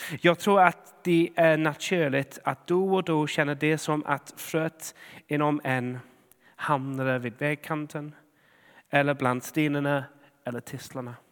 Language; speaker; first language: Swedish; non-native, fluent; English